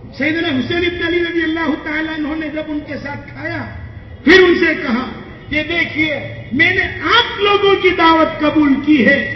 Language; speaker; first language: Urdu; non-native, local second language; Gujarati